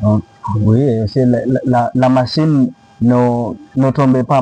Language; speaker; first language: French; non-native, learner; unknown